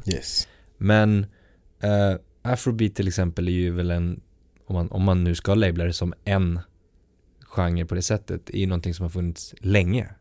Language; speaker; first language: Swedish; native; Swedish